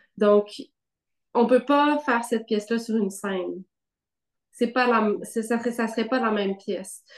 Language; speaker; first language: French; native; French